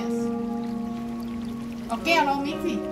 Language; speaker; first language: English; non-native, learner; Thai